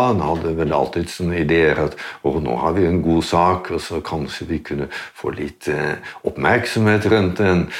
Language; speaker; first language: Norwegian; non-native, fluent; Dutch